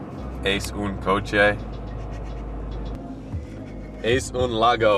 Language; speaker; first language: Spanish; non-native, learner; English